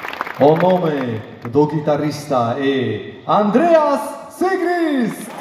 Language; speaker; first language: Portuguese; non-native, learner; German